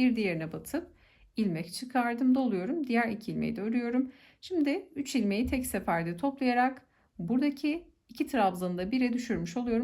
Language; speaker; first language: Turkish; native; Turkish